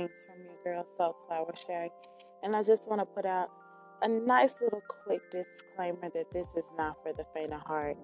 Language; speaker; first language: English; native; English